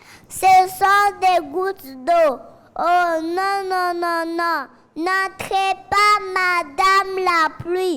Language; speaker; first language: French; non-native, learner; Kinyarwanda